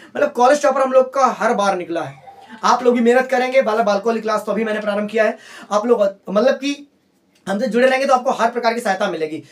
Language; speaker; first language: Hindi; native; Hindi